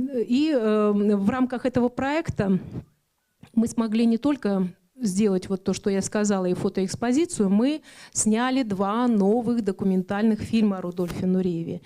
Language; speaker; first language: Russian; native; Russian